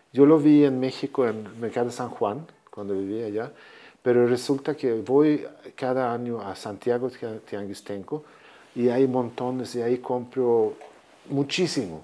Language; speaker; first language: Spanish; non-native, fluent; Swedish